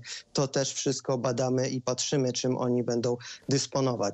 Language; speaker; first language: Polish; native; Polish